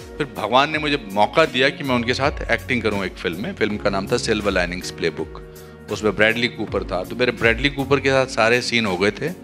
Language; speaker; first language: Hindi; native; Hindi